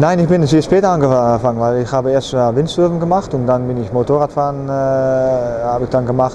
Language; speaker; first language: German; non-native, learner; Dutch